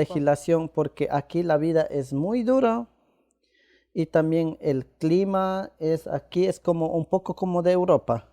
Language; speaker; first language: Spanish; non-native, local second language; Quechua